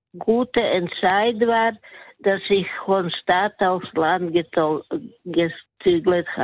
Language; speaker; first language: German; non-native, learner; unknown